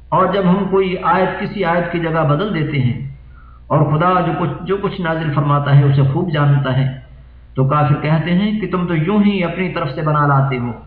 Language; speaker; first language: Urdu; native; Urdu